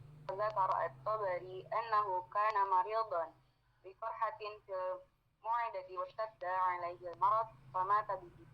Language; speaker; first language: Arabic; non-native, learner; Indonesian